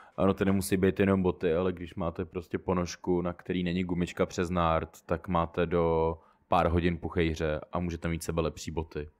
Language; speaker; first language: Czech; native; Czech